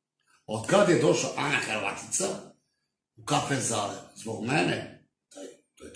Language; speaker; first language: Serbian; non-native, local second language; Romany